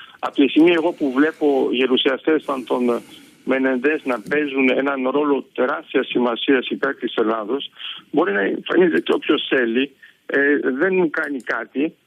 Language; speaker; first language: Greek; early bilingual, heritage; Greek